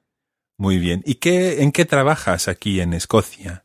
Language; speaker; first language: Spanish; non-native, fluent; English